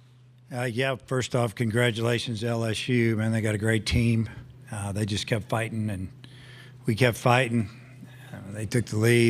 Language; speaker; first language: English; native; English